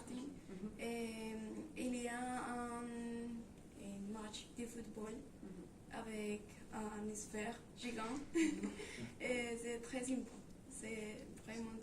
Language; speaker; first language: French; non-native, learner; Spanish